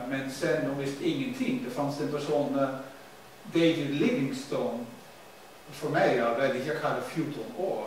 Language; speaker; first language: Swedish; non-native, learner; Dutch